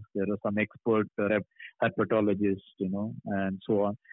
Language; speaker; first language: English; non-native, local second language; Kannada